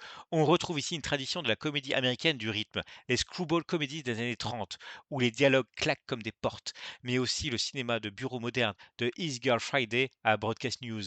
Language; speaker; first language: French; native; French